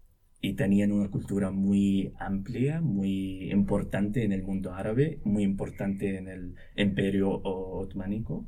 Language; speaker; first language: Spanish; non-native, local second language; Arabic